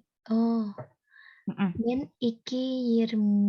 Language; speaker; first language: Turkish; non-native, learner; Indonesian